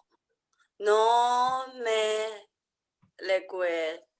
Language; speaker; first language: Spanish; non-native, learner; English